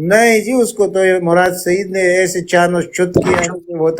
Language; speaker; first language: Urdu; native; Urdu